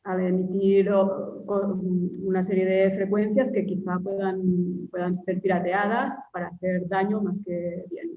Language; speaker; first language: Spanish; non-native, local second language; Catalan